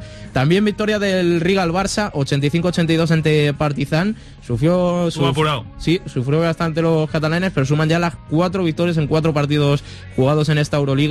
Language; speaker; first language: Spanish; native; Spanish